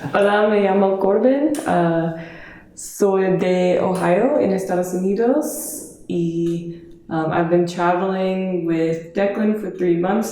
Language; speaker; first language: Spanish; non-native, learner; English